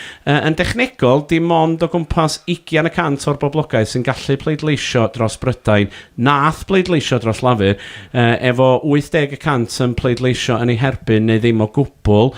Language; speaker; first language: Welsh; native; Welsh